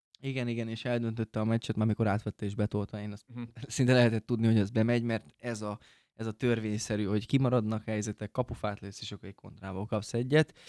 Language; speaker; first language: Hungarian; native; Hungarian